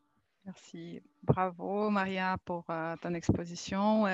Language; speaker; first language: French; non-native, fluent; Portuguese